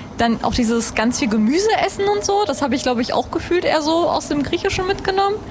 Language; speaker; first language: German; early bilingual, other home language; Greek